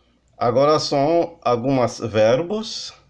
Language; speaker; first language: Portuguese; non-native, learner; Haitian Creole